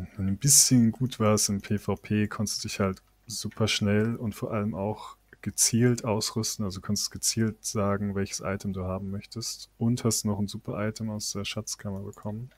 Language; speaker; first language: German; native; German